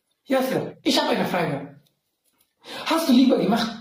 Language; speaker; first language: German; non-native, learner; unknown